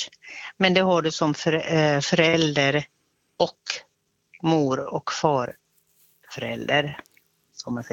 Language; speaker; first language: Swedish; native; Swedish